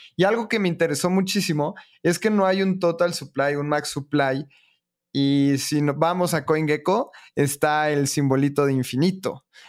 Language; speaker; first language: Spanish; native; Spanish